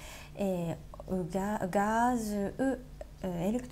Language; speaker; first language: French; non-native, learner; Japanese